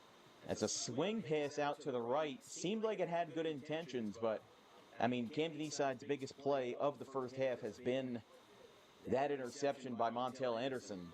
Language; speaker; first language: English; native; English